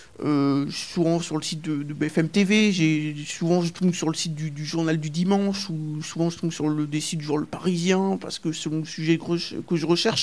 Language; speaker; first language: French; native; French